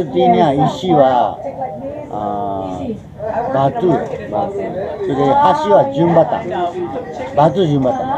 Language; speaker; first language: Japanese; native; Japanese